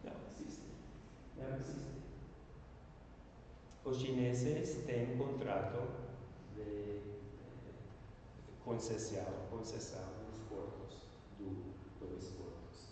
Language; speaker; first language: Portuguese; non-native, learner; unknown